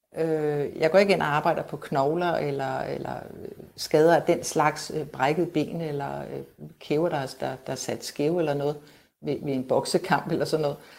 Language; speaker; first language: Danish; native; Danish